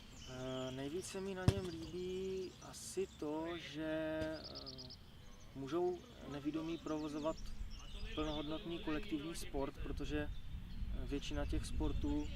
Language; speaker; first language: Czech; native; Czech